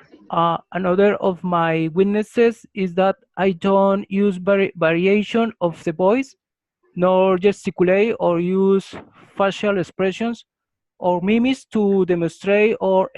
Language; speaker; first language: English; non-native, learner; Spanish